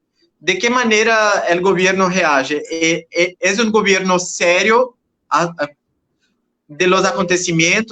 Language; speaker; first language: Spanish; non-native, learner; Portuguese